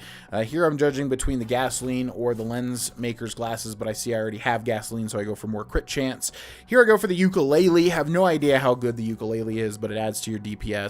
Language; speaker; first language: English; native; English